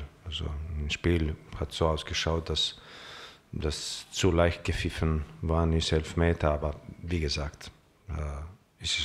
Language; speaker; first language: German; non-native, fluent; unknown